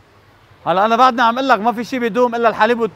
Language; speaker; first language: Arabic; native; Arabic